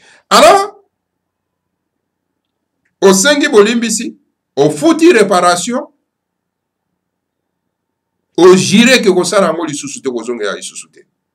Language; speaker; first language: French; non-native, local second language; Lingala